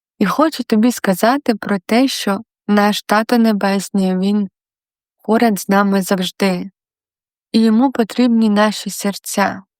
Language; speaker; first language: Ukrainian; non-native, local second language; Russian